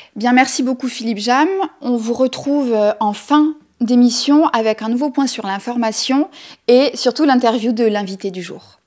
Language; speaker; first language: French; native; French